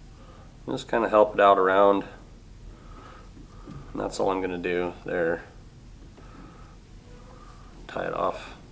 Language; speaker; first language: English; native; English